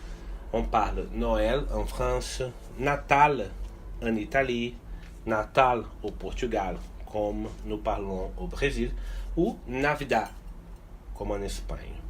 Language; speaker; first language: French; non-native, fluent; Portuguese